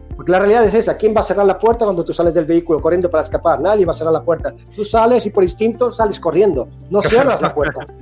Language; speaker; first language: Spanish; native; Spanish